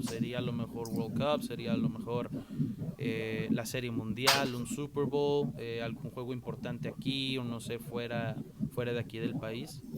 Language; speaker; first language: Spanish; native; Spanish